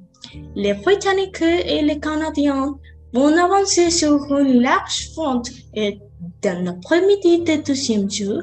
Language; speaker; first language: French; non-native, learner; Spanish